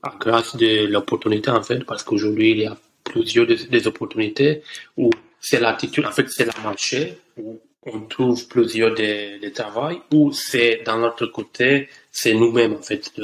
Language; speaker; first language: French; non-native, learner; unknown